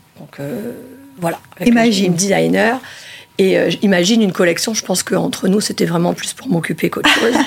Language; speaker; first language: French; early bilingual, other home language; Italian